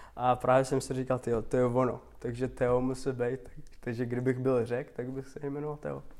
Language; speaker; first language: Czech; non-native, fluent; Turkmen